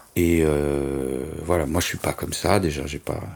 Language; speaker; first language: French; native; French